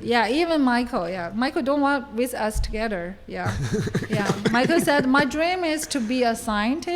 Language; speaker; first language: English; non-native, learner; Chinese